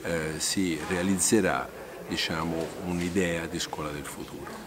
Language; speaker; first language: Italian; native; Italian